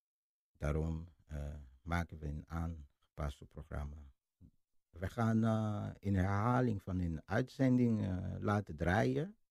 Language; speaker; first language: Dutch; non-native, fluent; Lingala